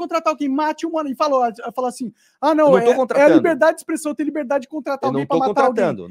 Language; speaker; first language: Portuguese; native; Portuguese